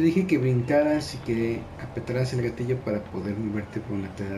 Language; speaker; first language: Spanish; native; Spanish